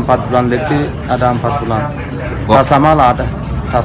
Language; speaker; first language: Indonesian; non-native, learner; Rohingya